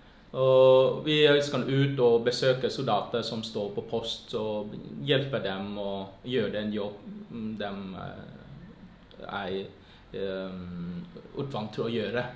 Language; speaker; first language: Norwegian; non-native, fluent; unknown